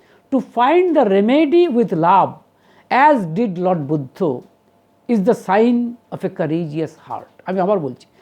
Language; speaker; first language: English; non-native, local second language; Bangla